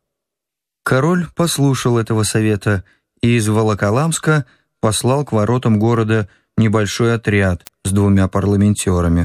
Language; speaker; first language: Russian; native; Russian